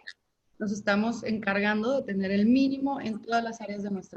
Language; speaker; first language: Spanish; native; Spanish